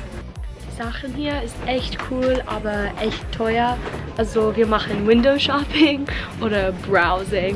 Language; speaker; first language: German; non-native, learner; English